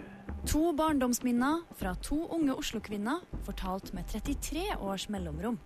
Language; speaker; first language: Norwegian; native; Norwegian